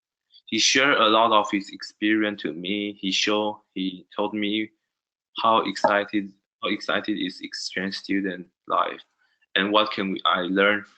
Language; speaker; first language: English; non-native, learner; Chinese